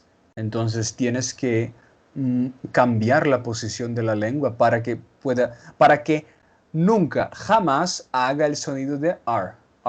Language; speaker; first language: Spanish; non-native, fluent; Portuguese